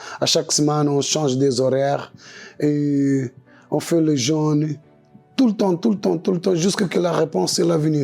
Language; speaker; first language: French; non-native, local second language; Portuguese